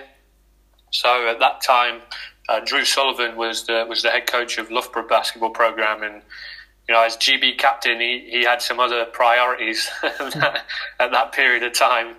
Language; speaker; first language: English; native; English